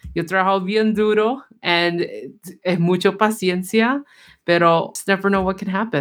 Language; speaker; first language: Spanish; early bilingual, heritage; Spanish